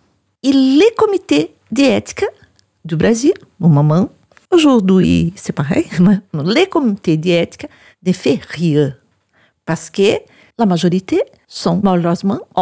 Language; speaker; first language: French; non-native, learner; Portuguese